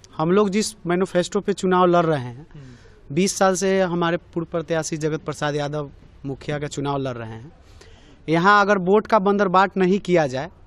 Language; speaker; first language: Hindi; native; Hindi